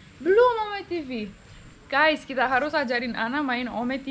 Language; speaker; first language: Indonesian; non-native, fluent; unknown